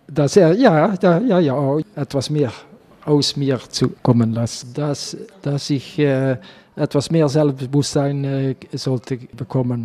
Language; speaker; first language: German; non-native, learner; Dutch